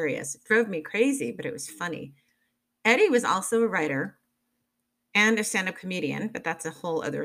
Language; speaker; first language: English; native; English